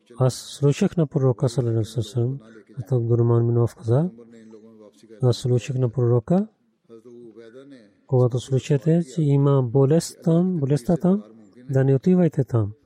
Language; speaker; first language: Bulgarian; non-native, learner; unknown